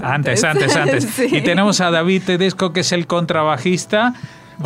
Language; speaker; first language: Spanish; native; Spanish